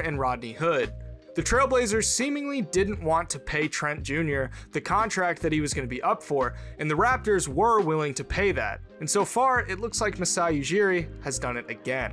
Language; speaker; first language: English; native; English